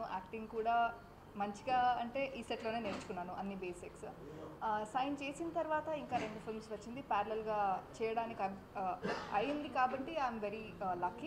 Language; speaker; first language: Telugu; non-native, learner; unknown